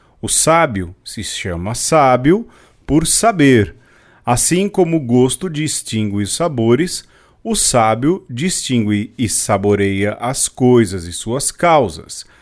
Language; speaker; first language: Portuguese; native; Portuguese